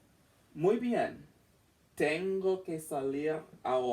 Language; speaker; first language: Spanish; non-native, learner; English